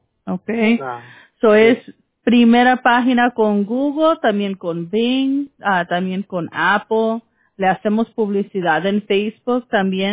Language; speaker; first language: Spanish; early bilingual, heritage; Spanish